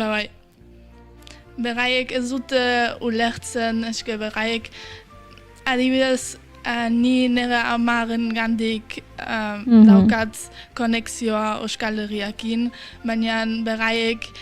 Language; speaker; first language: Basque; early bilingual, heritage; Basque